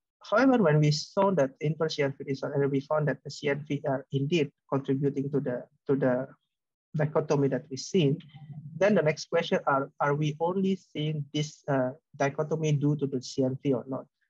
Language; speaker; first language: English; non-native, fluent; Indonesian